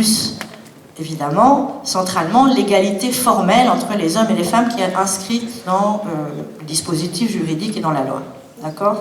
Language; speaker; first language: French; native; French